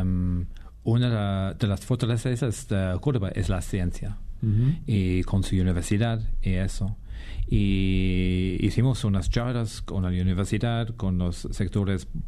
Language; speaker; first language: Spanish; non-native, fluent; English